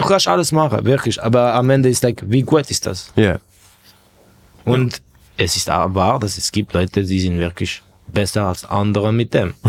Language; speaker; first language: German; non-native, fluent; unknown